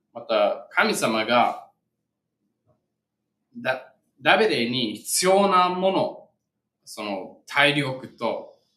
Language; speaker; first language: Japanese; non-native, fluent; English